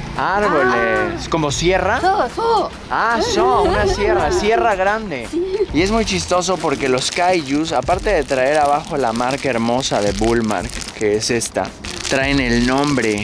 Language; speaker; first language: Spanish; native; Spanish